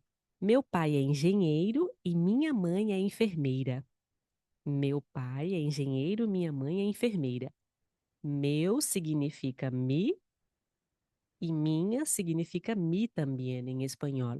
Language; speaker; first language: Portuguese; non-native, fluent; Spanish